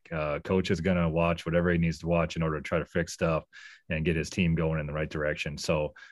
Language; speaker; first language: English; native; English